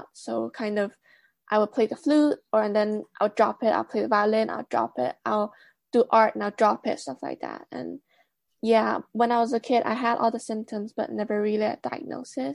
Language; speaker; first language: English; non-native, local second language; Cantonese